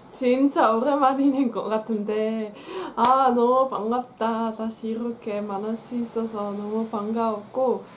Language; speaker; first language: Korean; non-native, fluent; Dutch